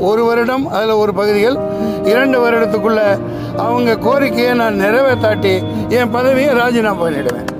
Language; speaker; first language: Tamil; native; Tamil